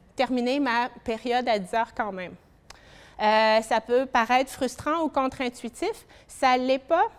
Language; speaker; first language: French; native; French